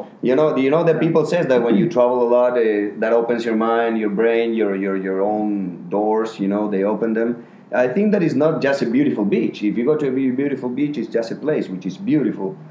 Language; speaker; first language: English; non-native, fluent; Spanish